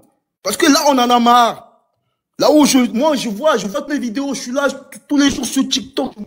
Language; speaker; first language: French; non-native, local second language; Ewe